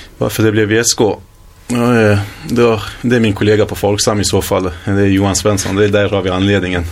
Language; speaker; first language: Swedish; early bilingual, other home language; Kurdish